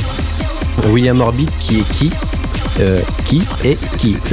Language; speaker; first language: French; native; French